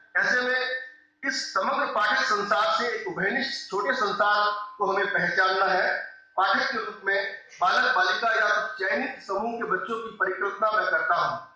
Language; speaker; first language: Hindi; non-native, local second language; Rajasthani